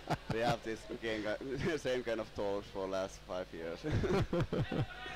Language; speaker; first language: English; non-native, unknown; Finnish